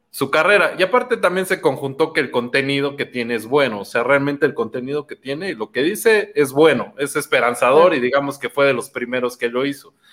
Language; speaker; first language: Spanish; native; Spanish